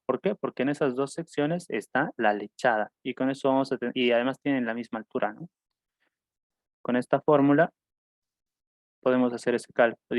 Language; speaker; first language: Spanish; native; Spanish